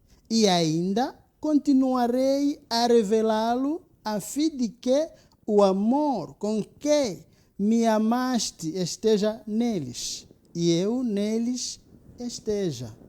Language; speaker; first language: Portuguese; non-native, local second language; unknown